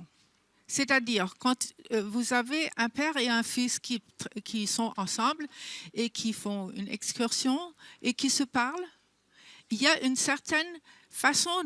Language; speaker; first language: French; non-native, fluent; German